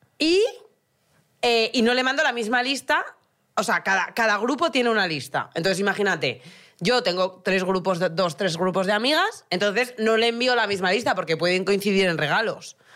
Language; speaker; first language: Spanish; native; Spanish